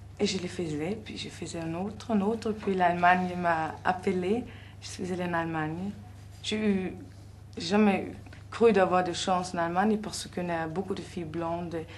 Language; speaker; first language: French; non-native, fluent; German